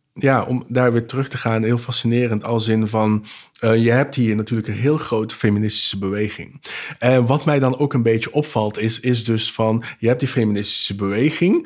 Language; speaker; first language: Dutch; non-native, local second language; Papiamento